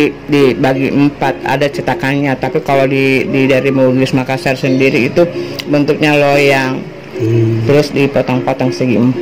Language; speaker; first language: Indonesian; non-native, local second language; Buginese